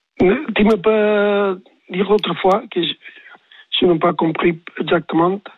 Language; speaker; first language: French; non-native, learner; Spanish